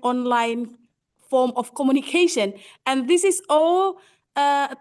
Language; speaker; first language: English; non-native, fluent; Indonesian